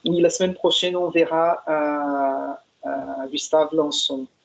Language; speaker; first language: French; non-native, fluent; Portuguese